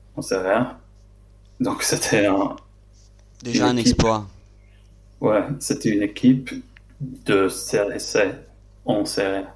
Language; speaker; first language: French; non-native, fluent; English